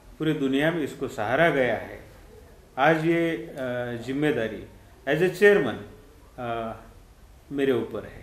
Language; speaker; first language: Hindi; non-native, local second language; Marathi